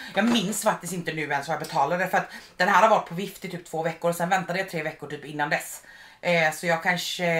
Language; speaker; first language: Swedish; native; Swedish